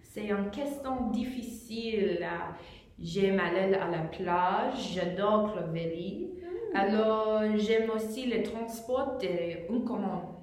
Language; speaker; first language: French; non-native, learner; English